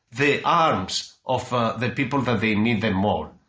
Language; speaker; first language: English; non-native, fluent; Greek